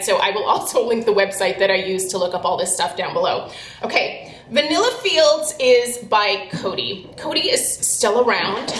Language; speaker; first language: English; native; English